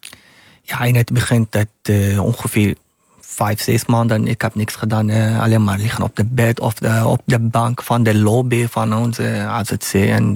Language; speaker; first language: Dutch; non-native, learner; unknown